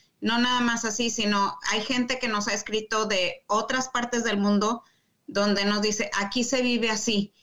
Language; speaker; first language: Spanish; native; Spanish